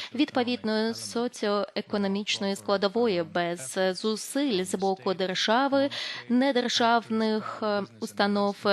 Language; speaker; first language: Ukrainian; non-native, fluent; Lithuanian